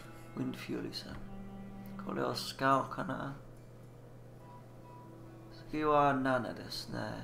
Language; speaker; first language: Japanese; non-native, learner; English